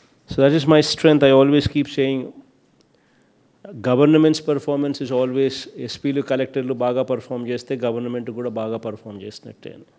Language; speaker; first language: English; non-native, local second language; Telugu